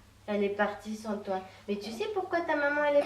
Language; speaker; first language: French; native; French